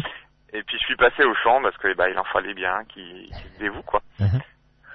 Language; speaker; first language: French; native; French